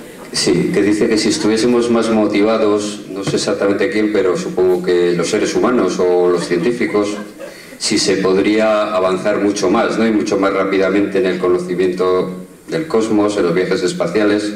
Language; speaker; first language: Spanish; native; Spanish